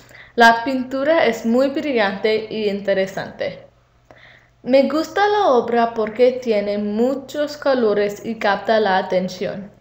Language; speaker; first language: Spanish; non-native, learner; English